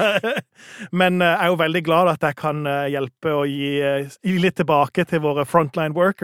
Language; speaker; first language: Norwegian; native; Norwegian